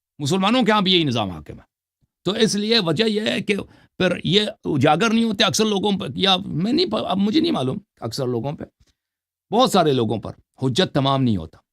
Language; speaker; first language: Urdu; non-native, local second language; Saraiki